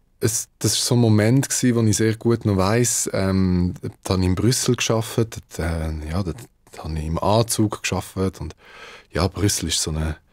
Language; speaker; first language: German; early bilingual, other home language; Dutch